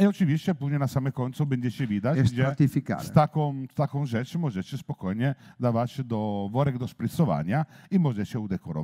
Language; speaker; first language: Polish; non-native, learner; Italian